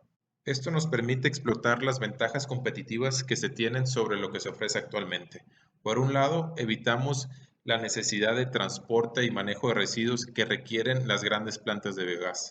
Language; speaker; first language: Spanish; native; Spanish